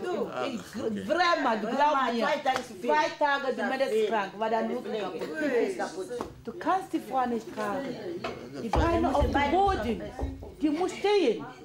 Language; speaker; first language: German; non-native, fluent; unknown